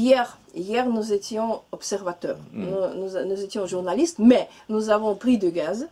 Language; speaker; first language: French; non-native, learner; Russian